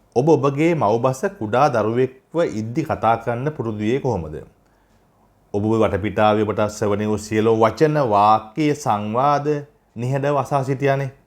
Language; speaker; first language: Sinhala; native; Sinhala